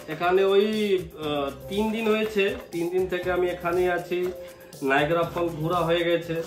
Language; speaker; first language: Bangla; non-native, local second language; Hindi